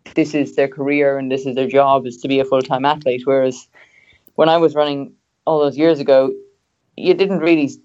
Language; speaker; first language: English; native; English